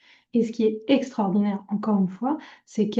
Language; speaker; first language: French; native; French